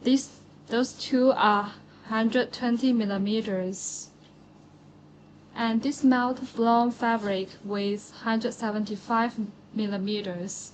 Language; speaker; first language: English; non-native, learner; Chinese